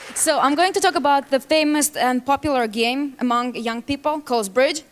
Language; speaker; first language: English; non-native, learner; Russian